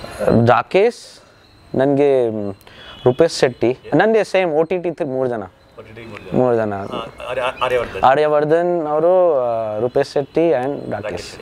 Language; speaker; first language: Kannada; non-native, learner; Nepali